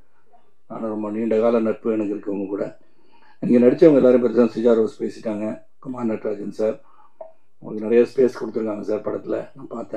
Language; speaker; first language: Tamil; native; Tamil